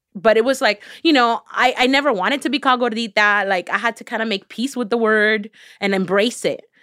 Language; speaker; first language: English; early bilingual, other home language; Spanish